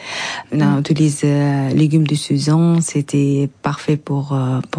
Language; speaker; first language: French; non-native, learner; Arabic